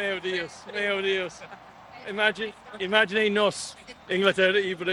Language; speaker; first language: Portuguese; non-native, learner; English